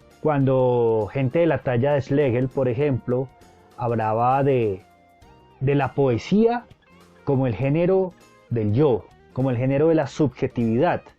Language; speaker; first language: Spanish; native; Spanish